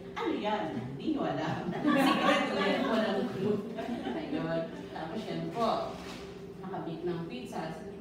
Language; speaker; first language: Filipino; non-native, local second language; Pampanga